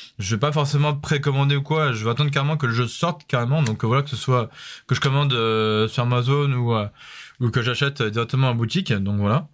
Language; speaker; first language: French; native; French